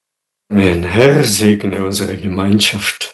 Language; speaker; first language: German; non-native, fluent; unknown